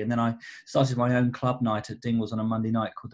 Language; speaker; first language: English; native; English